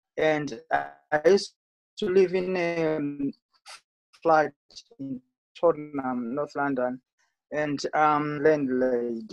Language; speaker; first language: English; non-native, local second language; Shona